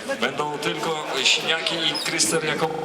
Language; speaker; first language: Polish; native; Polish